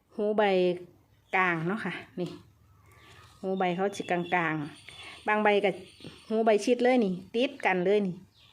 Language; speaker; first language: Thai; native; Thai